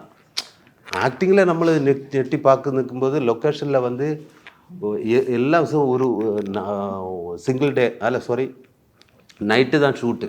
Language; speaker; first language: Tamil; non-native, learner; Malayalam